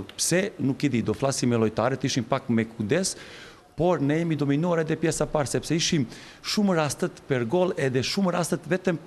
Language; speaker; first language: Albanian; non-native, learner; Serbian